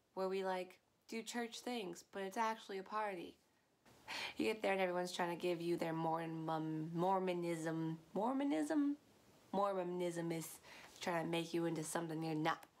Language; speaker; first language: English; native; English